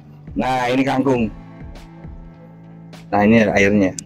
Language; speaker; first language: Indonesian; native; Indonesian